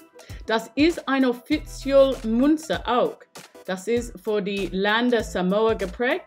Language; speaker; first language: German; non-native, fluent; English